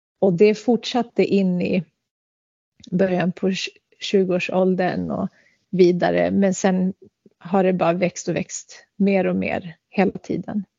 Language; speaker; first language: Swedish; early bilingual, other home language; Central Kurdish